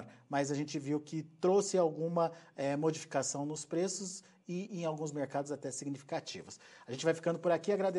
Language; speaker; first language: Portuguese; native; Portuguese